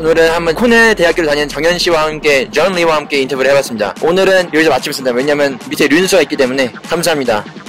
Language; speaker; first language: Korean; native; Korean